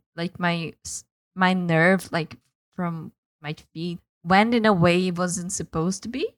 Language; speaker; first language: English; non-native, fluent; Portuguese